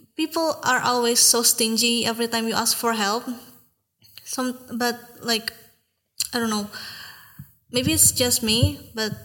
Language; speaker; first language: English; non-native, fluent; Indonesian